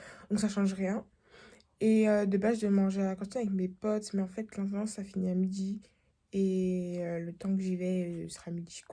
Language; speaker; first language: French; native; French